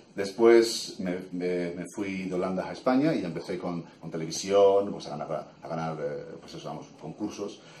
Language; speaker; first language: Spanish; early bilingual, heritage; Spanish